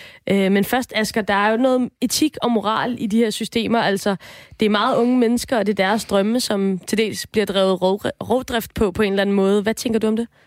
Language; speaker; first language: Danish; native; Danish